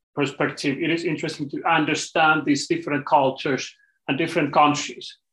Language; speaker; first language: English; non-native, fluent; Finnish